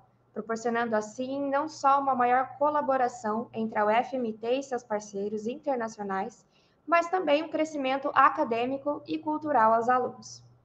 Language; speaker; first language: Portuguese; native; Portuguese